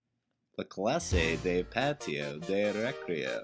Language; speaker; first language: Spanish; non-native, learner; English